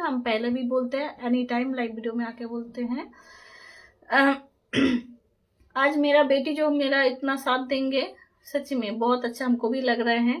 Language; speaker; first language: Hindi; non-native, local second language; Bangla